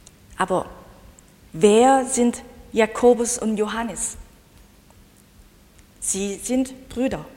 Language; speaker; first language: German; non-native, fluent; Korean